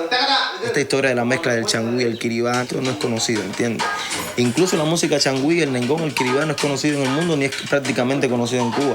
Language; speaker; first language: Spanish; native; Spanish